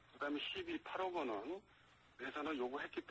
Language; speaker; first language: Korean; native; Korean